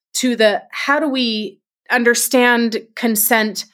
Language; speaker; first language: English; native; English